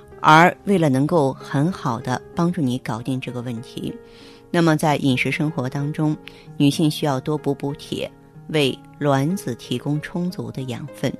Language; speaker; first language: Chinese; native; Chinese